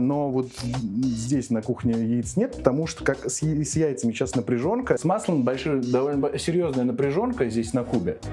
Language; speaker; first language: Russian; native; Russian